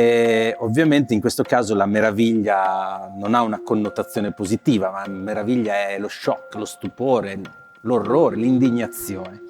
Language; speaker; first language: Italian; native; Italian